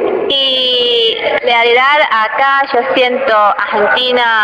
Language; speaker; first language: Spanish; non-native, learner; Chinese